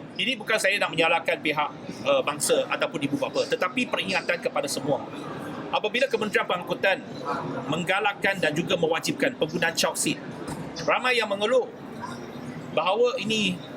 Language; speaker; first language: Malay; non-native, local second language; Chinese